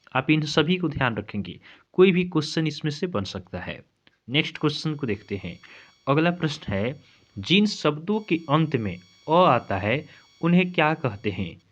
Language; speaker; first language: Hindi; native; Hindi